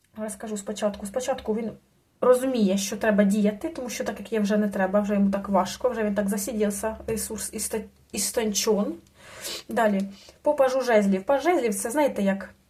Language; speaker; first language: Ukrainian; non-native, local second language; Russian